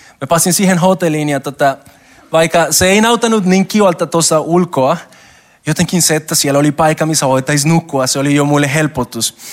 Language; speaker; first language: Finnish; non-native, learner; Spanish